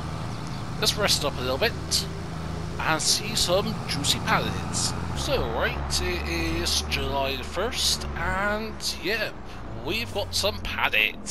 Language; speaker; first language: English; native; English